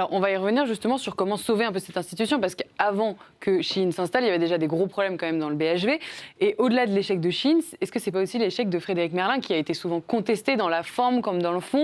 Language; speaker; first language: French; native; French